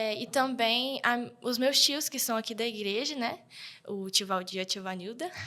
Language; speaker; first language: Portuguese; early bilingual, heritage; Portuguese